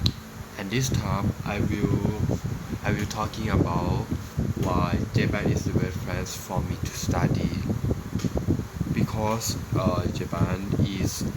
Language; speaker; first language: English; non-native, learner; Thai